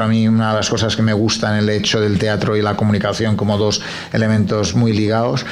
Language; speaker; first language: Spanish; native; Spanish